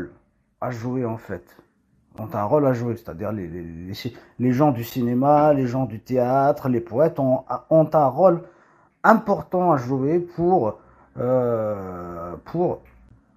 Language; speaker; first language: French; non-native, local second language; Kabyle